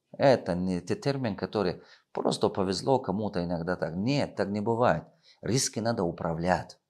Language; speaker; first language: Russian; non-native, local second language; Tajik